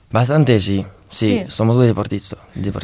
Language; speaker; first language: Spanish; non-native, learner; French